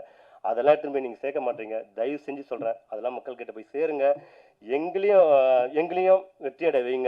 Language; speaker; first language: Tamil; native; Tamil